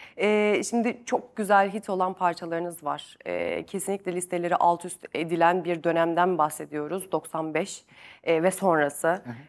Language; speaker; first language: Turkish; native; Turkish